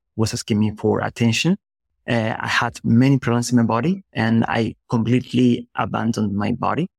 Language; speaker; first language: English; non-native, fluent; Spanish